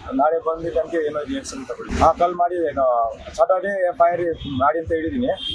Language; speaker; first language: Kannada; non-native, learner; Nepali